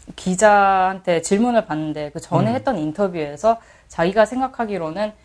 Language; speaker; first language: Korean; early bilingual, heritage; Korean